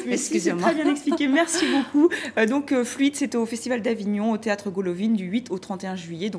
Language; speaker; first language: French; native; French